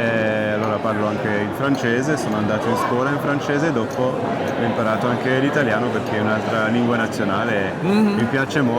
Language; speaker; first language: Italian; non-native, local second language; French